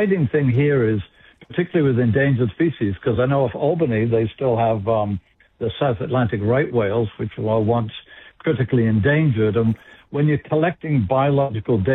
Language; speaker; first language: English; native; English